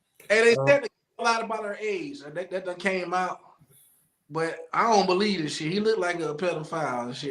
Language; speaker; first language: English; native; English